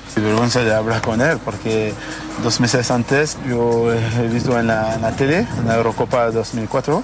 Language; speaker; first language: Spanish; non-native, learner; French